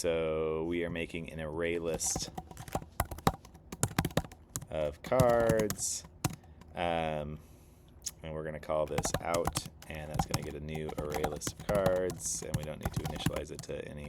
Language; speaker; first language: English; native; English